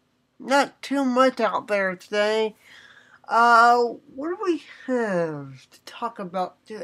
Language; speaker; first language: English; native; English